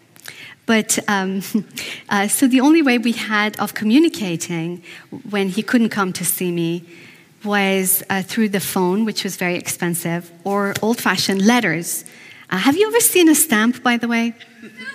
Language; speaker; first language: English; non-native, fluent; Persian